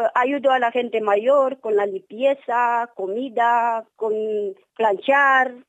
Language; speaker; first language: Spanish; non-native, learner; Romanian